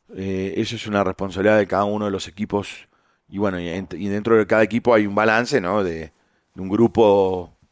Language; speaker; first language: Spanish; native; Spanish